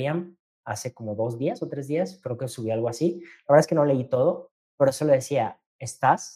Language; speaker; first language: Spanish; native; Spanish